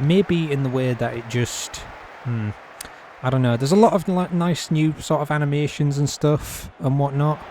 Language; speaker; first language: English; native; English